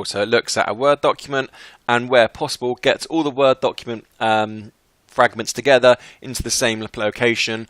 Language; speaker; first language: English; native; English